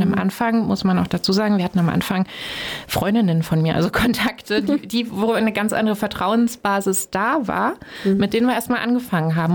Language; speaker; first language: German; native; German